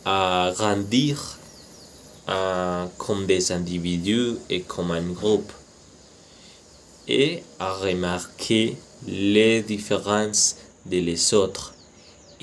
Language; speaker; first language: French; non-native, learner; Spanish